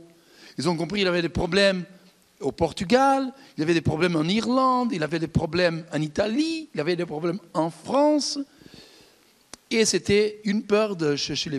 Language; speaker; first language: French; non-native, fluent; Portuguese